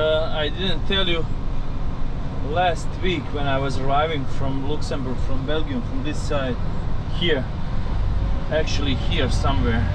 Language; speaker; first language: English; non-native, learner; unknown